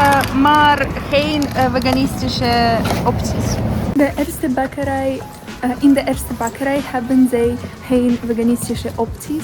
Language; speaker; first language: Dutch; non-native, learner; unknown